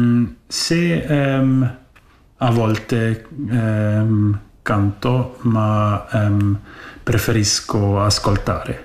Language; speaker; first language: Italian; non-native, learner; German